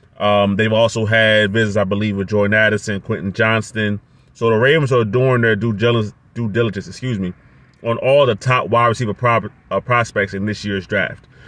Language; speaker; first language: English; native; English